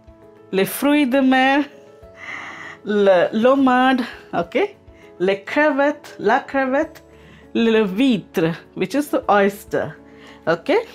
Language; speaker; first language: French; non-native, fluent; Telugu